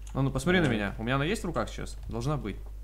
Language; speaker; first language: Russian; native; Russian